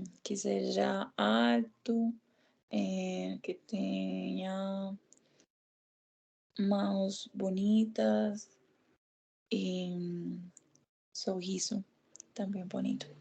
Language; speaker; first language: Portuguese; non-native, learner; Spanish